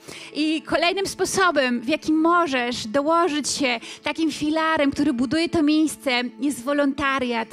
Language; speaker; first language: Polish; native; Polish